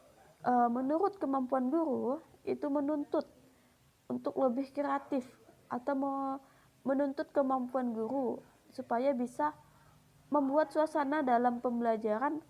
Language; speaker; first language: Indonesian; native; Indonesian